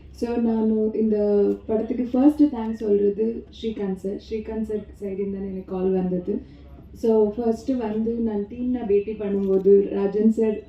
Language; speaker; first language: Tamil; non-native, local second language; Kannada